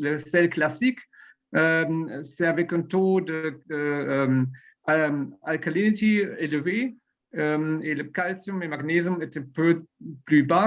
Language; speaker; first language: French; non-native, learner; German